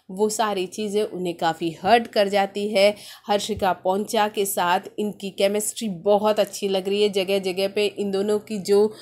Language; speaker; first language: Hindi; native; Hindi